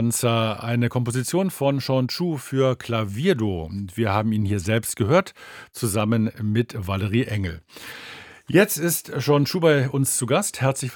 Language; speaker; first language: German; native; German